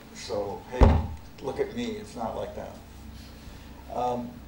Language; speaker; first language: English; native; English